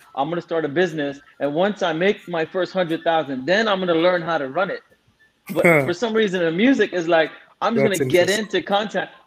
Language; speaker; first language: English; non-native, local second language; Tamil